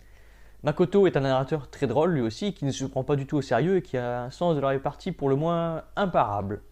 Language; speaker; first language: French; native; French